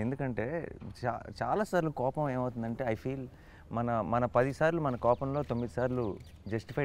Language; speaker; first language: Telugu; native; Telugu